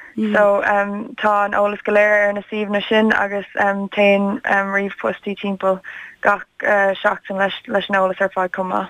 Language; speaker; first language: Irish; non-native, local second language; English